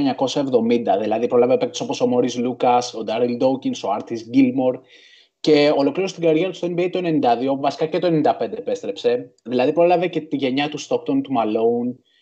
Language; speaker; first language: Greek; native; Greek